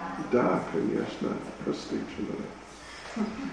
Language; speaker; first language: Russian; non-native, learner; English